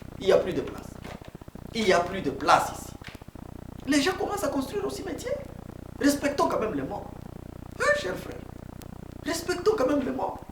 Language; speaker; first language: French; non-native, local second language; Swahili